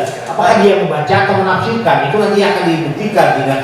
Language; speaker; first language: Indonesian; native; Indonesian